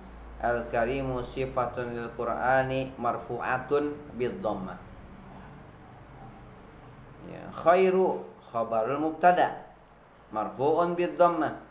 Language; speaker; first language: Arabic; non-native, fluent; Indonesian